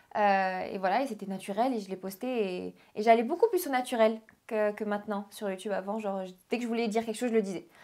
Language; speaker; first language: French; early bilingual, other home language; Arabic